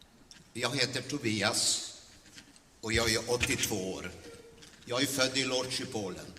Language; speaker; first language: Swedish; early bilingual, other home language; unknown